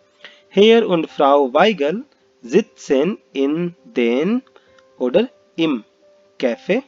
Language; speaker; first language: German; non-native, fluent; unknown